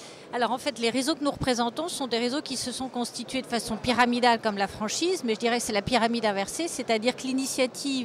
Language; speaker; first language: French; native; French